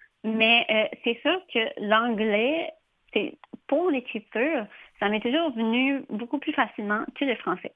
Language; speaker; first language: French; native; French